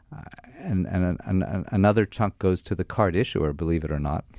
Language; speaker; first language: English; non-native, fluent; Armenian